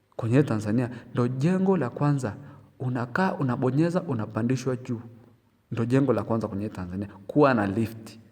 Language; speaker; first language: Swahili; non-native, local second language; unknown